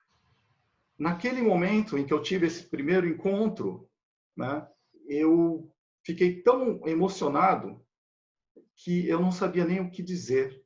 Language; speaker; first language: Portuguese; native; Portuguese